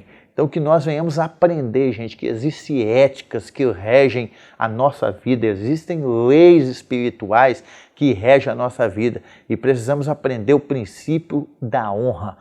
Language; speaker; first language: Portuguese; native; Portuguese